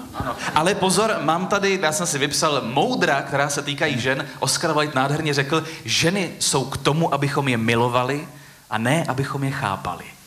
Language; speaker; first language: Czech; native; Czech